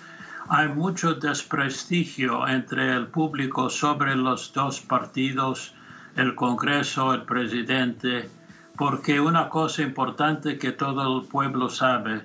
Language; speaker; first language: Spanish; non-native, fluent; English